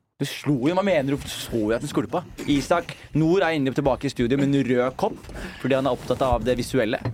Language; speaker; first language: Norwegian; early bilingual, other home language; Somali